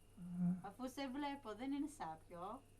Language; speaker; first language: Greek; early bilingual, heritage; English